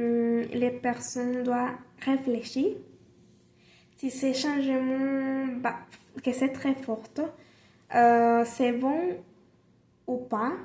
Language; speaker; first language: French; non-native, learner; Spanish